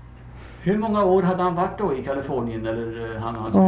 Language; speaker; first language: Swedish; native; Swedish